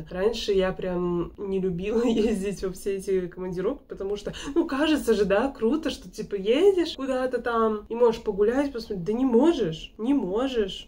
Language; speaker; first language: Russian; native; Russian